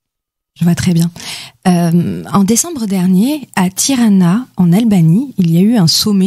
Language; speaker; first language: French; native; French